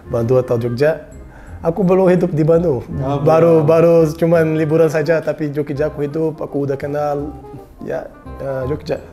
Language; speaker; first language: Indonesian; non-native, learner; Portuguese